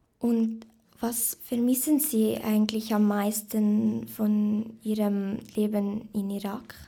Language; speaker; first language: German; native; German